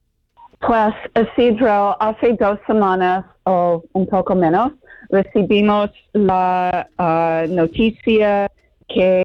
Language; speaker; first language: Spanish; non-native, fluent; English